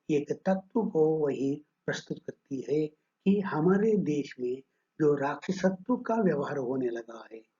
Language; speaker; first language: Hindi; non-native, local second language; Kannada